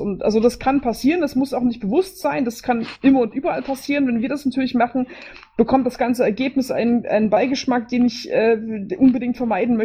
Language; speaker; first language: German; native; German